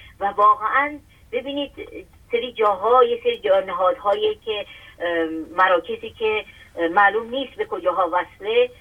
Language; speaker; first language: Persian; native; Persian